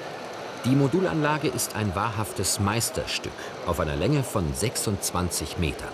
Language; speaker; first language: German; native; German